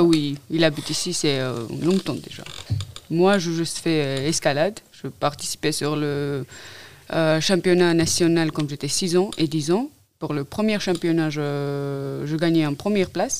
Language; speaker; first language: French; non-native, learner; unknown